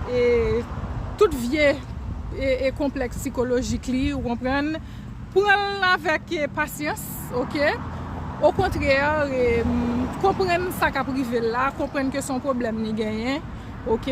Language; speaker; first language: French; non-native, learner; Haitian Creole